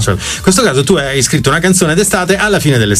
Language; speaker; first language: Italian; native; Italian